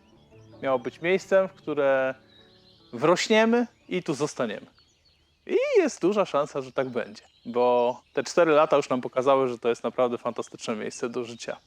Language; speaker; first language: Polish; native; Polish